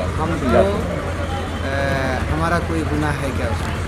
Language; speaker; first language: Hindi; native; Hindi